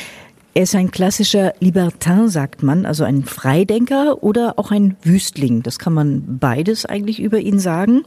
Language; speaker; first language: German; native; German